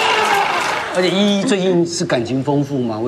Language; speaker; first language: Chinese; native; Chinese